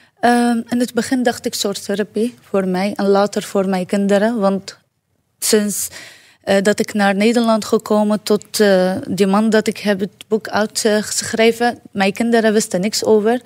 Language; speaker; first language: Dutch; non-native, learner; Arabic